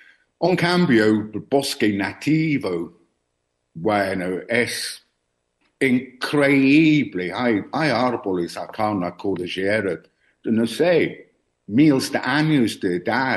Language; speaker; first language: Spanish; non-native, learner; English